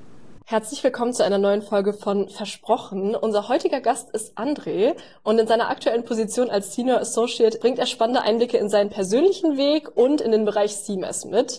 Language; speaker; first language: German; native; German